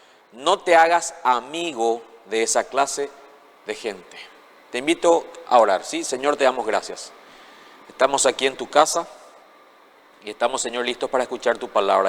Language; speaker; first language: Spanish; native; Spanish